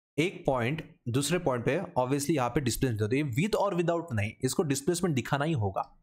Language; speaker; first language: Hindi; non-native, local second language; Marathi